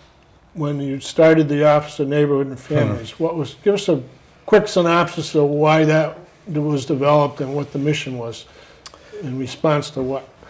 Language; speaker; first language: English; native; English